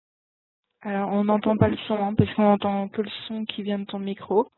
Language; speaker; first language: French; native; French